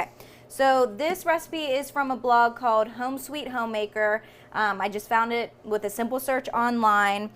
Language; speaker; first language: English; native; English